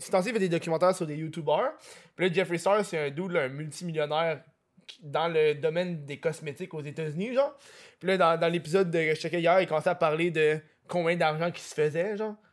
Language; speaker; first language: French; native; French